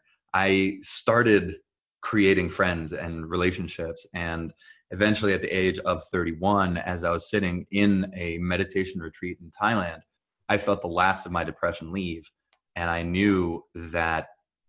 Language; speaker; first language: English; early bilingual, other home language; Hebrew